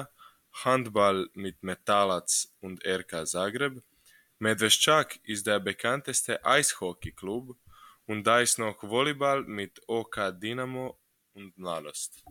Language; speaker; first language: German; non-native, learner; Croatian